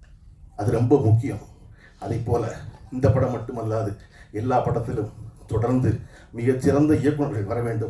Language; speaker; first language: Tamil; native; Tamil